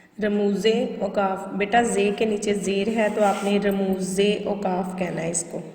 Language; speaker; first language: Urdu; non-native, local second language; Punjabi